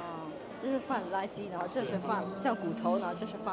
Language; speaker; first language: Chinese; early bilingual, heritage; Chinese